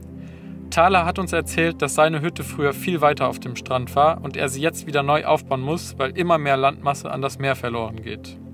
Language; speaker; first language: German; native; German